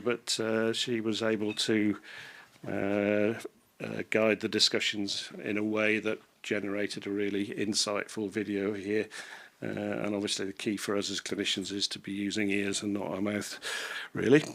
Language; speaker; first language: English; native; English